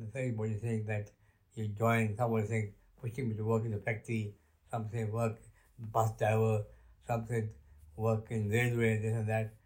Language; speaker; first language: English; non-native, local second language; Luo (Kenya and Tanzania)